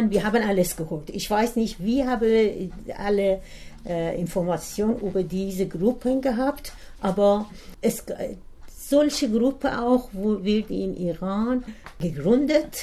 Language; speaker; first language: German; non-native, learner; Persian